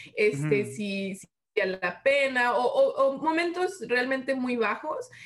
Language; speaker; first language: Spanish; early bilingual, heritage; Spanish